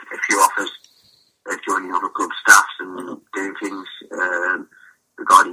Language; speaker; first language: English; native; English